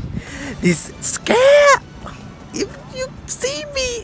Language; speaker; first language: English; non-native, learner; Vietnamese